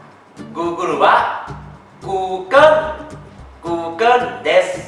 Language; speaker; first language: Japanese; non-native, fluent; Thai